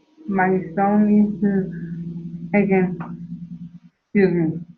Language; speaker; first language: English; non-native, learner; Spanish